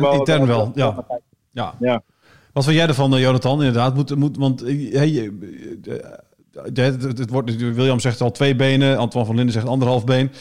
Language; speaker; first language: Dutch; native; Dutch